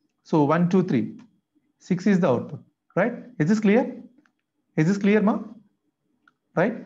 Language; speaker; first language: English; non-native, local second language; Telugu